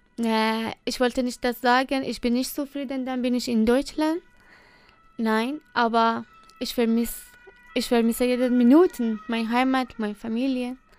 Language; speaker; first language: German; non-native, learner; Persian